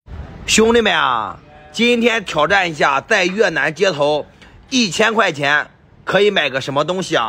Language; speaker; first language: Chinese; native; Chinese